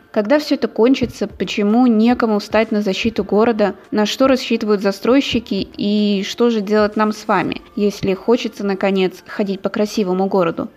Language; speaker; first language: Russian; native; Russian